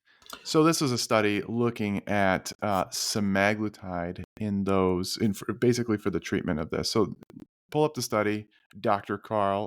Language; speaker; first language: English; native; English